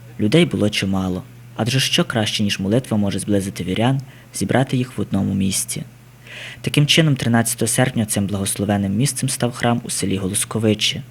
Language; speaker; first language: Ukrainian; native; Ukrainian